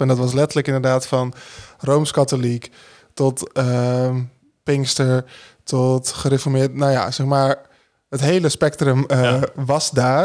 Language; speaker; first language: Dutch; native; Dutch